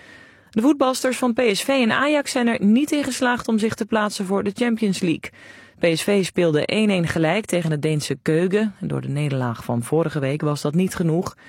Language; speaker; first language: Dutch; native; Dutch